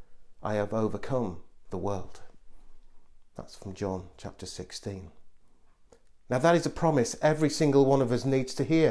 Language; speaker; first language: English; native; English